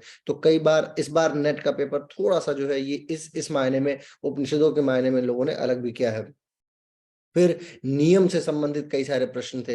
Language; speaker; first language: Hindi; native; Hindi